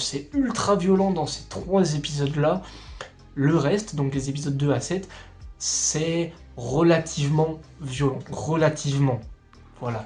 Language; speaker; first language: French; native; French